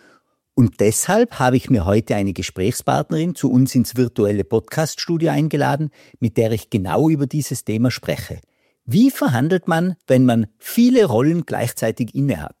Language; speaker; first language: German; native; German